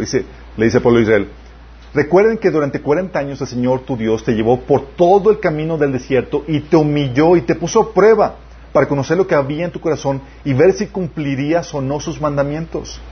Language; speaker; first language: Spanish; native; Spanish